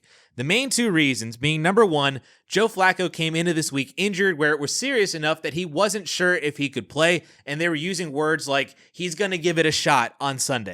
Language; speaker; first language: English; native; English